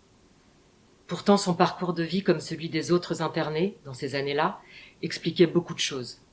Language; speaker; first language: French; native; French